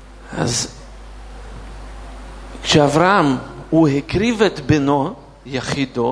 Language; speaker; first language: Hebrew; non-native, fluent; Russian